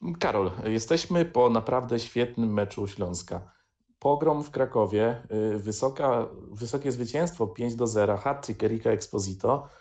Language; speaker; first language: Polish; native; Polish